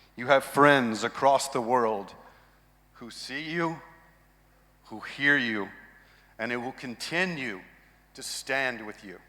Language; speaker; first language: English; native; English